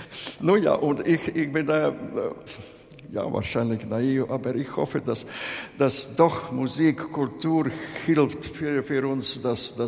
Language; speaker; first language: German; non-native, fluent; Latvian